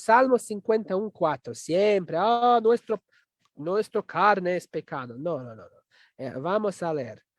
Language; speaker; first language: Spanish; non-native, fluent; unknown